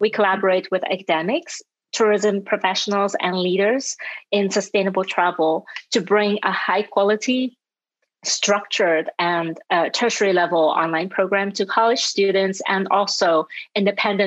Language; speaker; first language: English; non-native, local second language; Cantonese